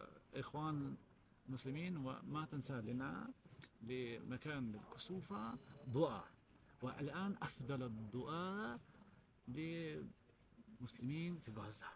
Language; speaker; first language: Arabic; non-native, learner; Albanian